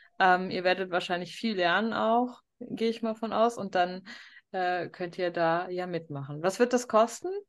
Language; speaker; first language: German; native; German